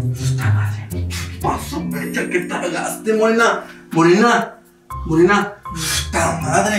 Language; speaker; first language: Spanish; native; Spanish